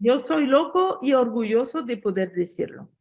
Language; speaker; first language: Spanish; non-native, fluent; French